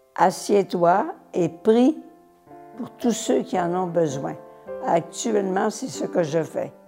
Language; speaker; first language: French; native; French